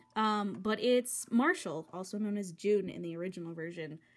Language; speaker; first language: English; native; English